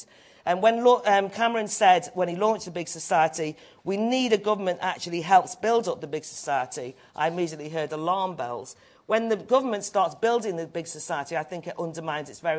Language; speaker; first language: English; native; English